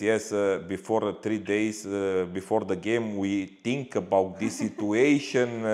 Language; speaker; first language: English; non-native, learner; Bulgarian